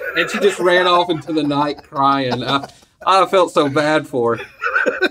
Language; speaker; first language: English; native; English